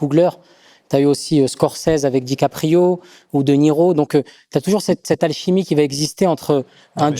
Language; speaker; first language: French; native; French